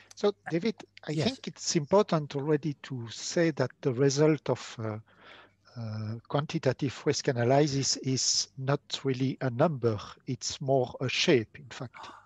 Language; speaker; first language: English; non-native, fluent; French